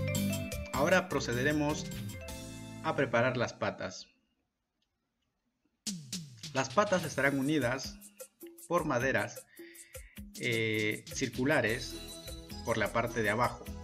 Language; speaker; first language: Spanish; native; Spanish